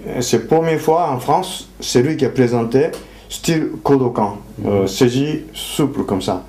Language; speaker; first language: French; non-native, fluent; Japanese